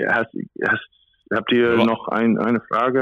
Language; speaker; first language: German; non-native, fluent; English